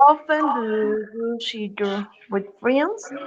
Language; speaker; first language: English; non-native, learner; Spanish